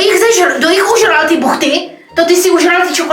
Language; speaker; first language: Czech; native; Czech